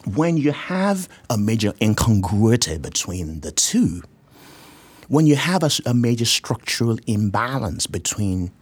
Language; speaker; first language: English; non-native, local second language; Yoruba